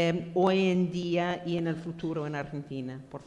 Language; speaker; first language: Spanish; non-native, fluent; English